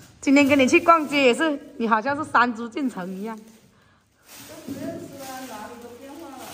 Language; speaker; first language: Chinese; native; Chinese